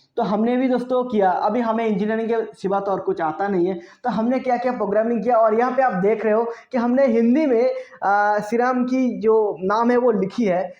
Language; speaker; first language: Hindi; non-native, local second language; Bangla